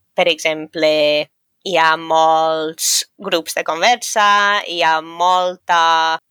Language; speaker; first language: Catalan; non-native, fluent; English